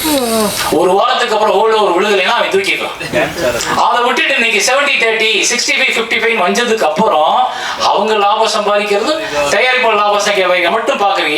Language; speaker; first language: Tamil; native; Tamil